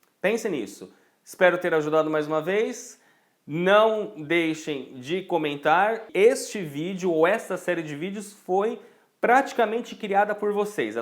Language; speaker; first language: Portuguese; native; Portuguese